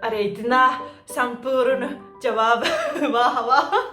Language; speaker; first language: Hindi; non-native, fluent; Japanese